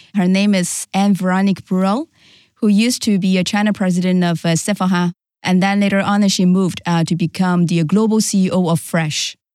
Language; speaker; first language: English; non-native, fluent; Chinese